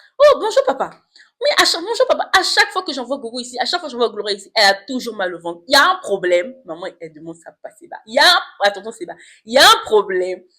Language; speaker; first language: French; non-native, local second language; Lingala